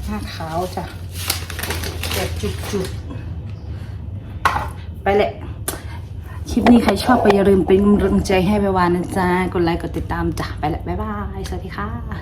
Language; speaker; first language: Thai; native; Thai